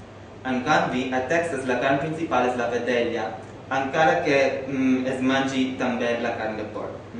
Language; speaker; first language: Catalan; non-native, fluent; English